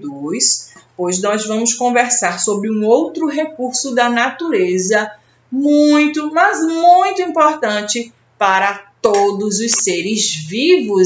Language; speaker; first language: Portuguese; native; Portuguese